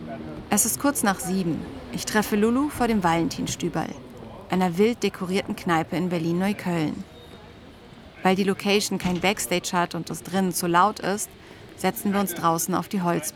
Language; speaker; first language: German; native; German